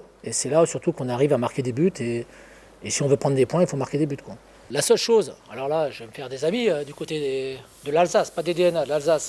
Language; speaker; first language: French; native; French